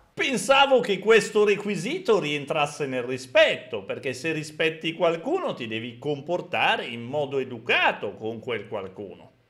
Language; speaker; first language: Italian; native; Italian